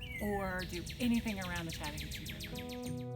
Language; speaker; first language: English; native; English